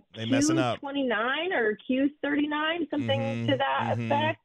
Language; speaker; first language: English; native; English